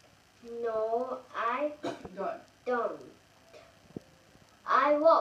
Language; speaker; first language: English; non-native, learner; Japanese